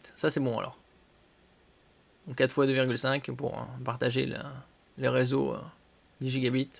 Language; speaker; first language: French; native; French